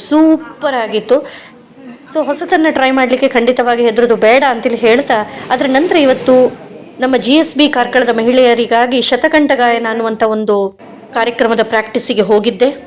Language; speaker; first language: Kannada; non-native, local second language; Konkani